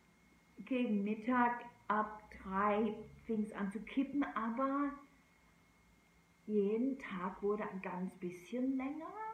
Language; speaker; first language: German; non-native, fluent; English